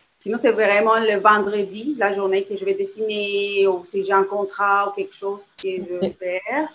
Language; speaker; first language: French; non-native, fluent; Spanish